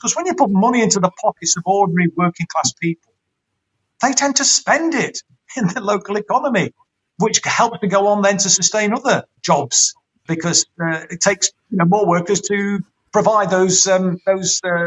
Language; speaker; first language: English; native; English